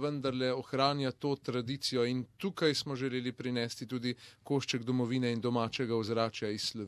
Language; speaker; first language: Slovenian; native; Slovenian